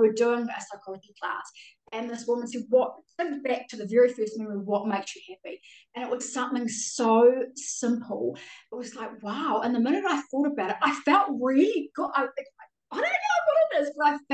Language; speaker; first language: English; native; English